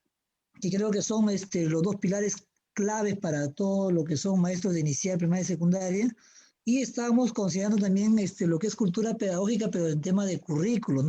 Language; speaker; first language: Spanish; native; Spanish